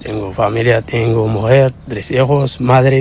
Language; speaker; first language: Spanish; non-native, learner; Arabic